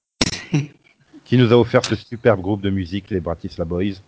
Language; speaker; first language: French; native; French